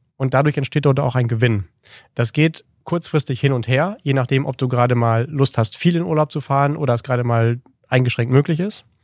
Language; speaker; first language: German; native; German